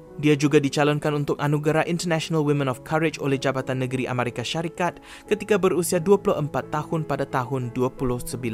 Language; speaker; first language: Malay; native; Malay